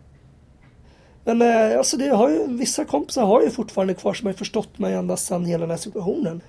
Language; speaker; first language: Swedish; native; Swedish